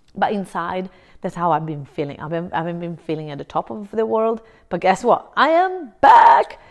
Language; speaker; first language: English; non-native, fluent; Italian